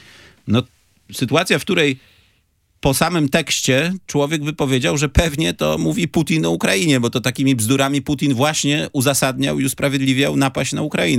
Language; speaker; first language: Polish; native; Polish